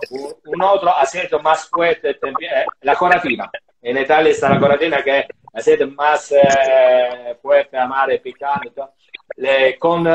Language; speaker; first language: Spanish; non-native, learner; Italian